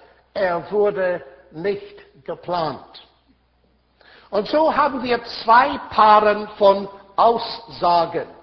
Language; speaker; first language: German; non-native, fluent; English